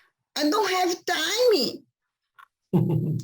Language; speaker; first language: English; non-native, learner; Portuguese